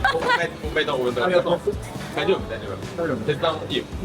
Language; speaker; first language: Japanese; non-native, learner; Chinese